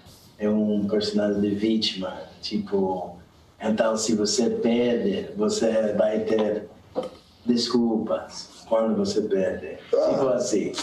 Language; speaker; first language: Portuguese; non-native, fluent; English